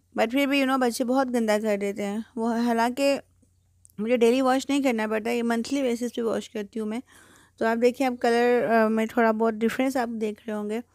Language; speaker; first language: Urdu; native; Urdu